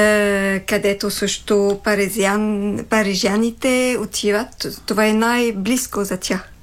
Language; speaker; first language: Bulgarian; non-native, fluent; French